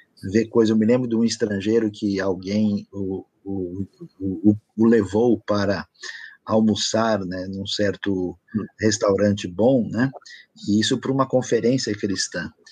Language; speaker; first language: Portuguese; native; Portuguese